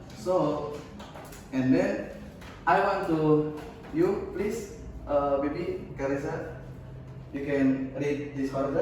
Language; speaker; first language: English; non-native, learner; Indonesian